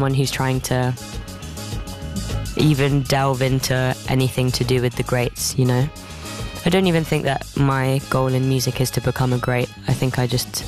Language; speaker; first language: English; native; English